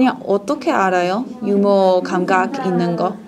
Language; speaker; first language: Korean; early bilingual, heritage; English